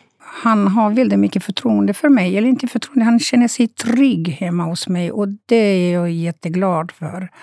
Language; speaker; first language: Swedish; non-native, fluent; Romanian